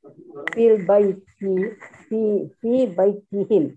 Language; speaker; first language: Arabic; non-native, learner; Malay